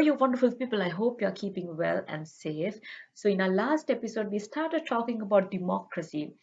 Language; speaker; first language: English; non-native, local second language; Sinhala